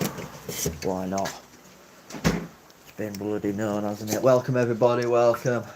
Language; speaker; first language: English; native; English